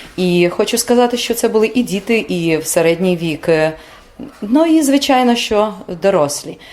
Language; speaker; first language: Ukrainian; native; Ukrainian